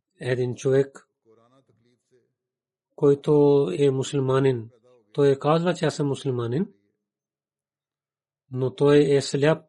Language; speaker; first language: Bulgarian; non-native, learner; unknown